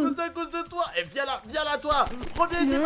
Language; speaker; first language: French; native; French